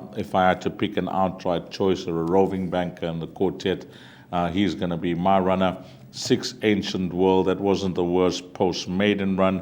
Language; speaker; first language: English; native; English